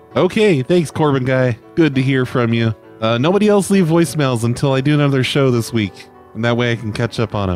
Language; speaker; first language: English; native; English